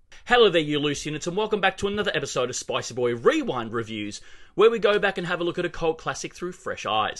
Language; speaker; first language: English; native; English